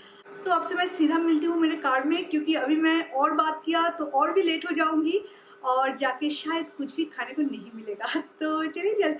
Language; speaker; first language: Hindi; non-native, local second language; Bangla